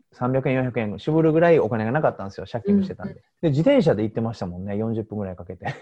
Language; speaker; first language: Japanese; native; Japanese